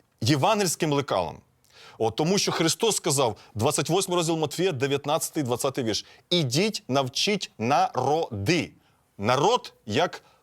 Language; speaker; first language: Ukrainian; native; Ukrainian